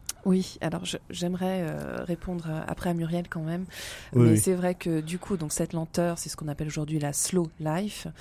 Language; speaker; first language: French; native; French